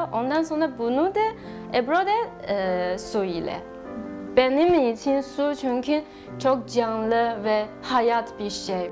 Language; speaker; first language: Turkish; non-native, learner; Chinese